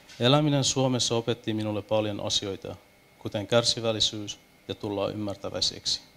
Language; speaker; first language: Finnish; non-native, fluent; Persian